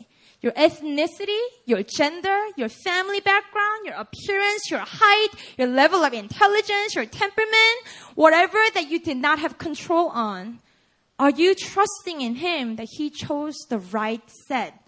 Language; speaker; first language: English; non-native, fluent; Korean